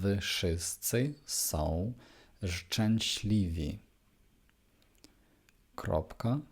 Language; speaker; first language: Polish; non-native, fluent; Ukrainian